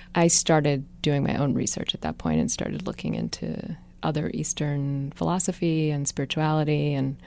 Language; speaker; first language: English; native; English